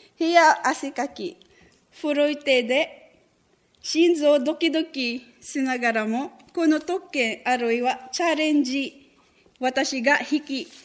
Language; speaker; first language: Japanese; non-native, fluent; Filipino